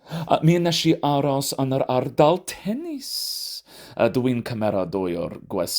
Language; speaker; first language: Welsh; non-native, fluent; English